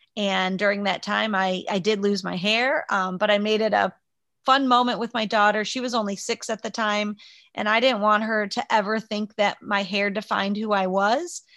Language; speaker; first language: English; native; English